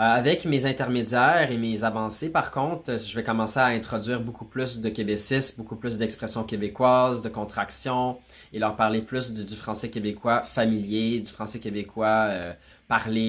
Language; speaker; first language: French; native; French